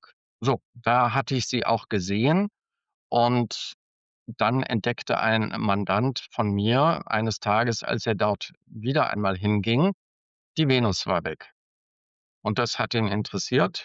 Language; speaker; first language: German; native; German